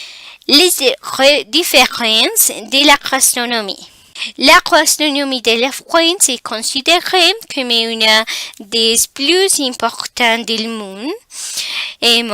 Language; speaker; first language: French; non-native, learner; Spanish